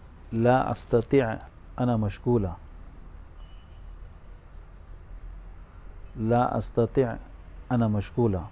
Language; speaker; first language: Arabic; non-native, fluent; Urdu